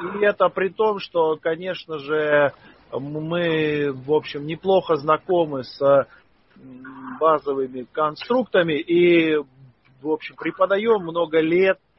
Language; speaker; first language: Russian; native; Russian